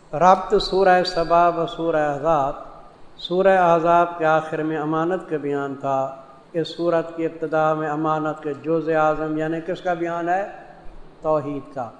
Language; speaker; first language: Urdu; non-native, local second language; Saraiki